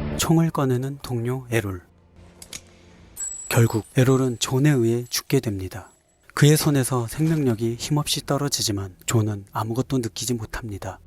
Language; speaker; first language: Korean; native; Korean